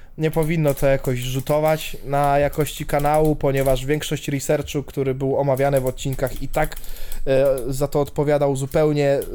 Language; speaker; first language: Polish; native; Polish